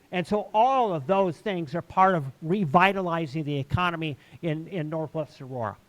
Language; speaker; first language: English; native; English